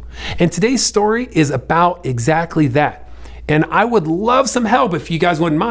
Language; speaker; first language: English; native; English